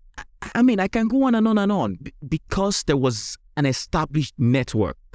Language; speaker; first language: English; non-native, local second language; Yoruba